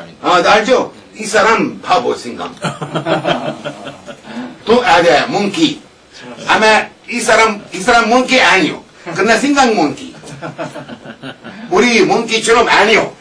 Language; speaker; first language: Korean; non-native, learner; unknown